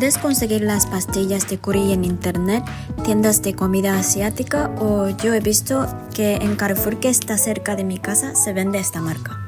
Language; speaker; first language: Spanish; non-native, fluent; Japanese